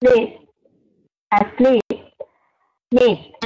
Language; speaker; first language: English; non-native, learner; Vietnamese